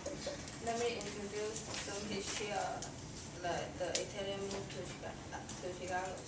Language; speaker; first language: English; non-native, learner; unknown